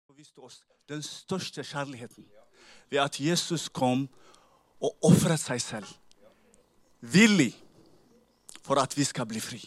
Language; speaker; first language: Norwegian; non-native, fluent; Tigrinya